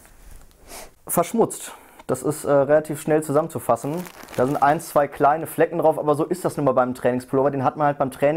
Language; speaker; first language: German; native; German